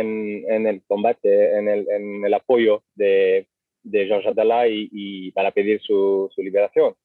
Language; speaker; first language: Spanish; non-native, fluent; French